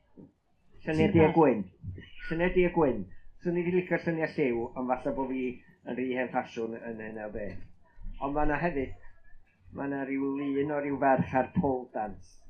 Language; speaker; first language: Welsh; native; Welsh